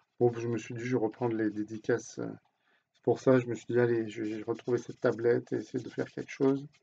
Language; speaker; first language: French; native; French